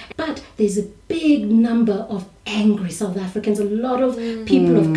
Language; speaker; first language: German; non-native, learner; English